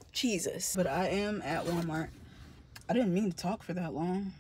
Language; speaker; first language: English; native; English